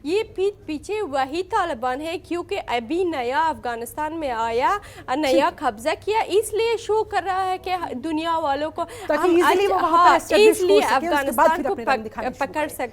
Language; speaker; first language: Hindi; non-native, learner; Persian